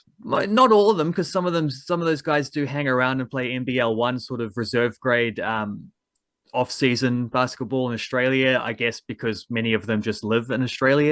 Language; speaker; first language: English; native; English